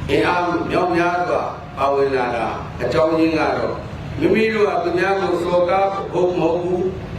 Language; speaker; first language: Burmese; non-native, local second language; Pa'o Karen